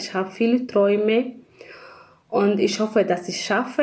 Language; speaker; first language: German; non-native, learner; Kurdish